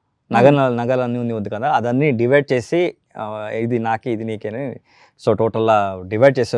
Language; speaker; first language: Telugu; non-native, learner; Kannada